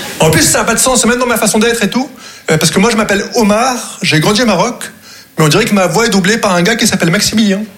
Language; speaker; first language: French; non-native, local second language; Arabic